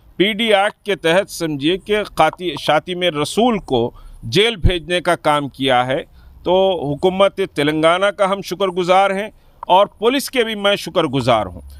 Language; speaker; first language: Hindi; non-native, local second language; Urdu